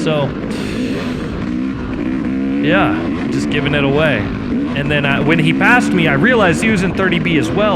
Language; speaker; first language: English; native; English